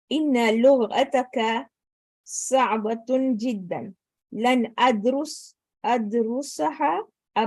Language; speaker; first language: Arabic; non-native, learner; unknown